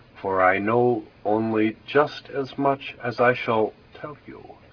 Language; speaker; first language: English; native; English